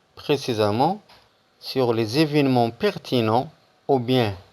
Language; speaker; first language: French; non-native, local second language; Arabic